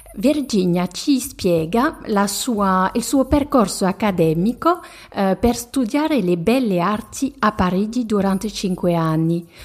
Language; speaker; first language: Italian; non-native, fluent; French